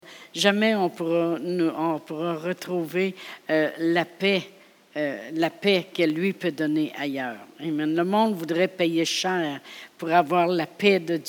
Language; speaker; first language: French; native; French